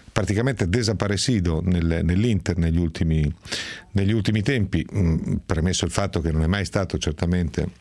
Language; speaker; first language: Italian; native; Italian